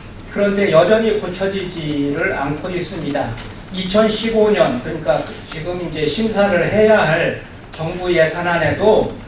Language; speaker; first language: Korean; native; Korean